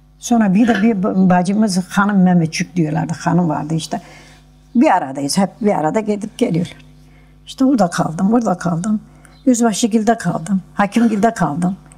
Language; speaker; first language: Turkish; non-native, local second language; Kurdish